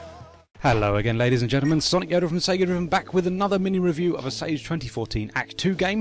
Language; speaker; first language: English; native; English